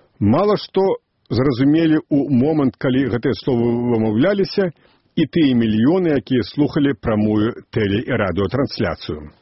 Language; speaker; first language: Belarusian; native; Belarusian